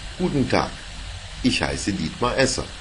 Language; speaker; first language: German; non-native, fluent; Turkish